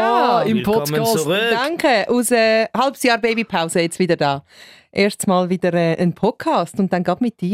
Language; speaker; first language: German; native; German